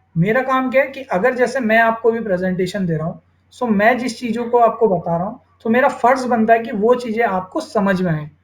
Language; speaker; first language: Hindi; native; Hindi